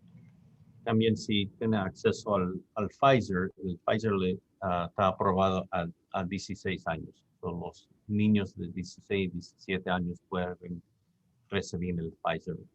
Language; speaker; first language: Spanish; non-native, fluent; English